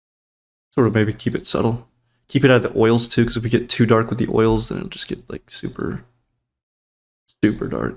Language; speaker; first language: English; native; English